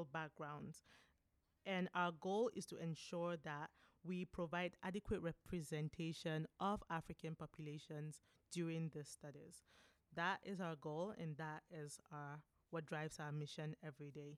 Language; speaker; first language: English; non-native, local second language; French